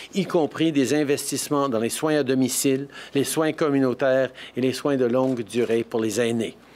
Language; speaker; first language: French; early bilingual, heritage; French